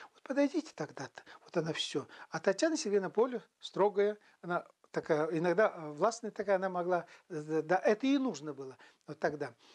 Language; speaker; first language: Russian; non-native, local second language; Chuvash